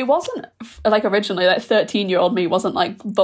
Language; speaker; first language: English; native; English